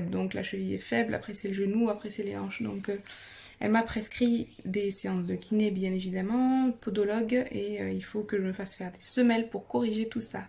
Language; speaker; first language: French; native; French